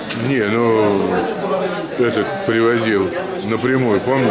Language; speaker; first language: Russian; native; Russian